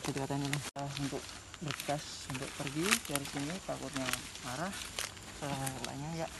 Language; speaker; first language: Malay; non-native, local second language; Javanese